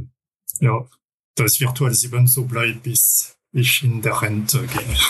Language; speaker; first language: German; non-native, fluent; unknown